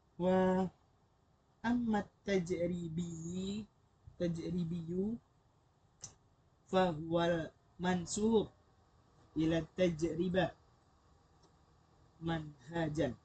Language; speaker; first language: Arabic; non-native, learner; Indonesian